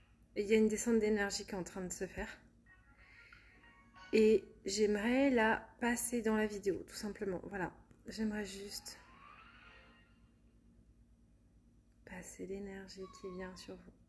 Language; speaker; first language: French; native; French